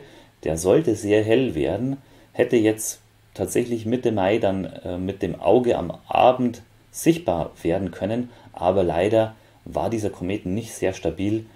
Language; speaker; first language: German; native; German